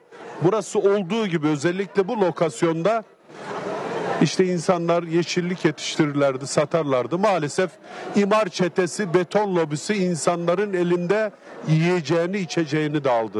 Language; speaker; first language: Turkish; native; Turkish